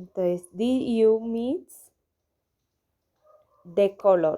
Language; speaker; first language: English; non-native, learner; Spanish